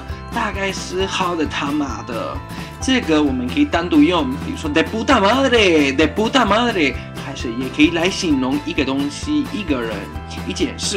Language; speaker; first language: Chinese; non-native, fluent; Spanish